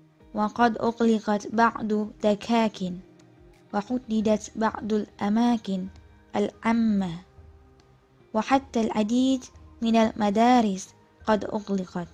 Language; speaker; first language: Arabic; non-native, learner; Indonesian